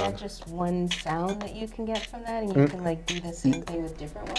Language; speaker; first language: English; native; English